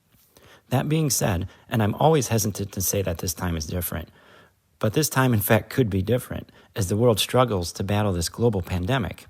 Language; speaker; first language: English; native; English